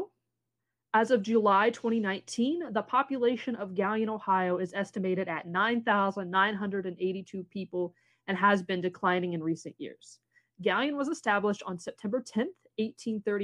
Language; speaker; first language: English; native; English